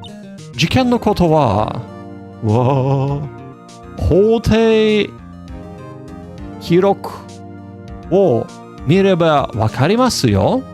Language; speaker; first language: Japanese; non-native, learner; English